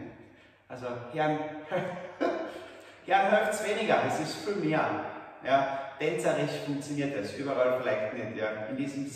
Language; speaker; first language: German; native; German